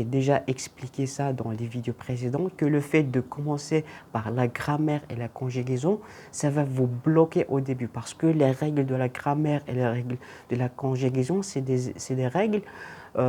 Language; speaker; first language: French; non-native, local second language; Arabic